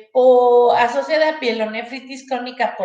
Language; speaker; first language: Spanish; native; Spanish